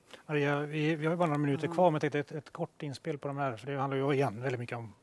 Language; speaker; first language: Swedish; native; Swedish